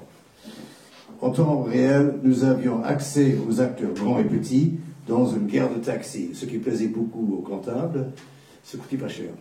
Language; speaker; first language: French; non-native, fluent; English